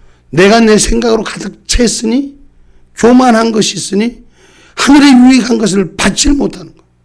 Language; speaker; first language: Korean; native; Korean